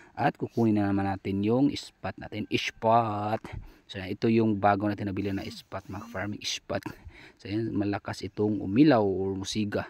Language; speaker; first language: Filipino; non-native, local second language; Cebuano